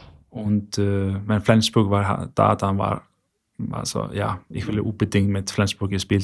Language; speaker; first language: German; non-native, learner; Icelandic